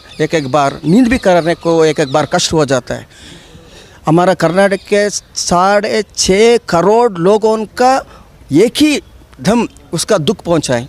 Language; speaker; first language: Hindi; non-native, local second language; Kannada